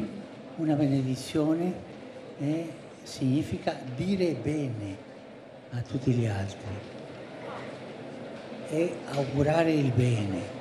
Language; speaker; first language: Italian; non-native, fluent; Spanish